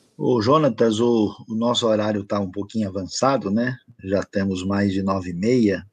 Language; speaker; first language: Portuguese; native; Portuguese